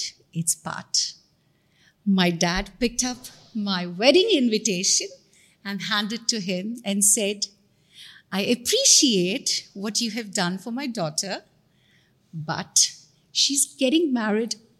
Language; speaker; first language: English; non-native, local second language; Tamil